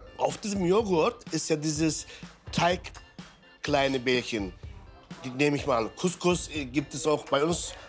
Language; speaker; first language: German; non-native, fluent; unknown